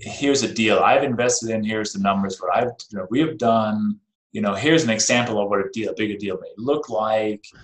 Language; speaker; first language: English; non-native, fluent; Danish